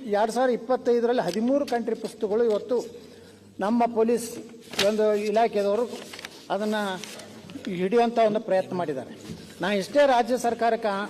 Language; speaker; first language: Kannada; native; Kannada